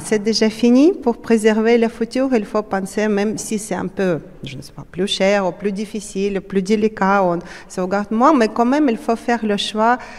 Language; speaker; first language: French; non-native, fluent; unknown